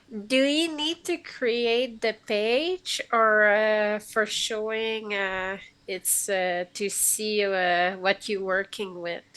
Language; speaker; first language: English; non-native, learner; French